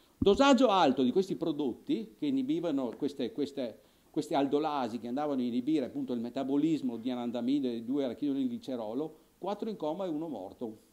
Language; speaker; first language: Italian; native; Italian